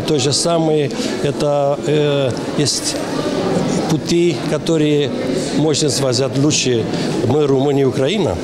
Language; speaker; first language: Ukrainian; non-native, learner; Romanian